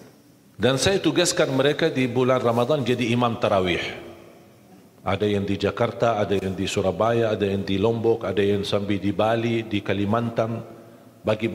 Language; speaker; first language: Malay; non-native, fluent; Arabic